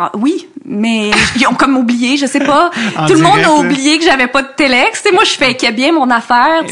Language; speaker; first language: French; native; French